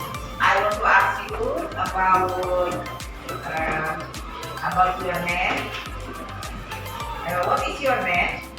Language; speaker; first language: English; non-native, learner; Indonesian